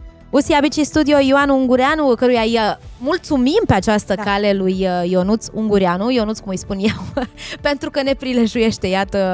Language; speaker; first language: Romanian; native; Romanian